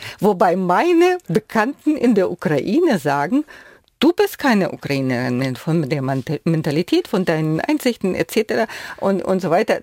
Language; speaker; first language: German; non-native, fluent; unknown